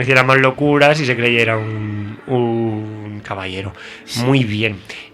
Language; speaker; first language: Spanish; native; Spanish